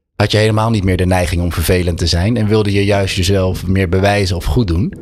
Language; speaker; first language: Dutch; native; Dutch